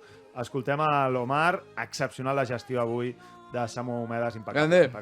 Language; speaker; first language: Catalan; native; Catalan